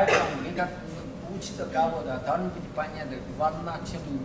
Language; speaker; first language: Russian; non-native, learner; Chinese